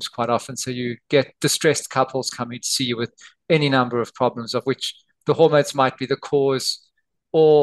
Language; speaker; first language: English; native; English